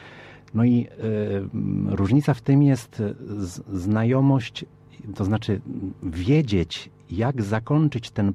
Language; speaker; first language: Polish; early bilingual, heritage; Polish